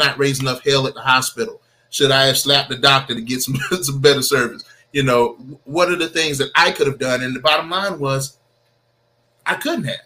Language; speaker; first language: English; native; English